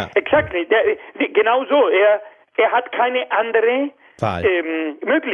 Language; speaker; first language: German; non-native, learner; Spanish